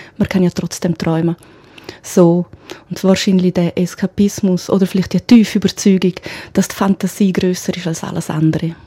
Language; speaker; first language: German; non-native, local second language; Romansh